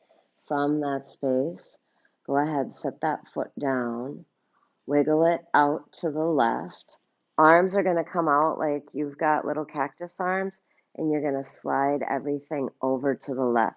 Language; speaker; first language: English; native; English